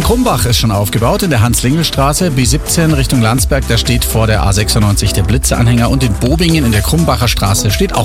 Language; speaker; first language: German; native; German